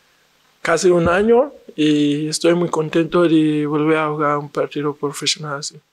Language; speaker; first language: Spanish; non-native, learner; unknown